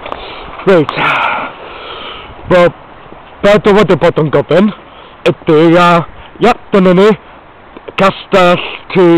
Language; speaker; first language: Welsh; non-native, learner; English